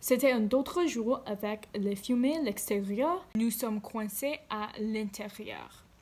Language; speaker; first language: French; non-native, learner; English